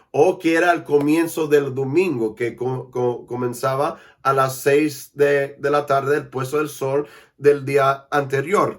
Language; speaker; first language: Spanish; non-native, fluent; English